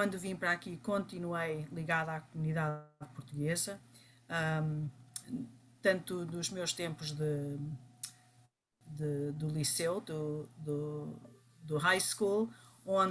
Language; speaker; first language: Portuguese; early bilingual, other home language; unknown